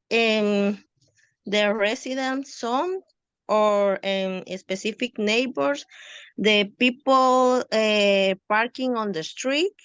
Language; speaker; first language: English; non-native, learner; Spanish